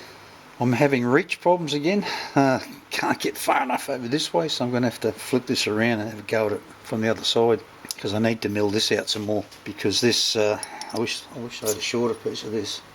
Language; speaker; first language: English; native; English